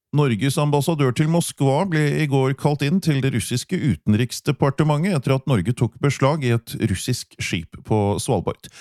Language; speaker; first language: Norwegian; native; Norwegian